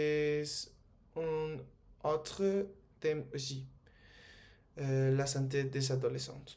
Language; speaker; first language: French; non-native, learner; Spanish